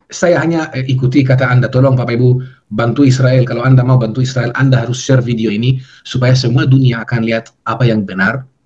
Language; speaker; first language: Indonesian; non-native, fluent; Hebrew